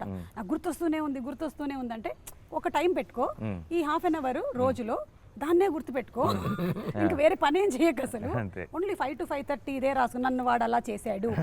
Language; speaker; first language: Telugu; native; Telugu